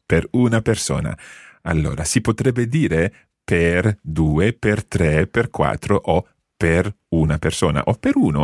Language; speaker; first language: Italian; non-native, fluent; English